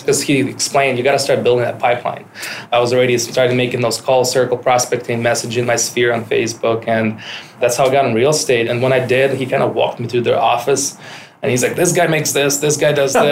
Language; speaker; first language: English; non-native, fluent; Ukrainian